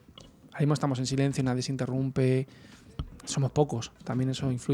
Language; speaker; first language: Spanish; native; Spanish